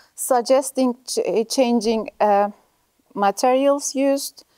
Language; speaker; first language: English; non-native, learner; Turkish